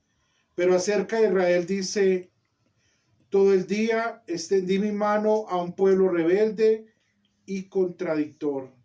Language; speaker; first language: Spanish; native; Spanish